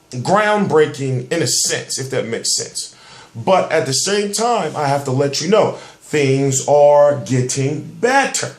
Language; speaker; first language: English; native; English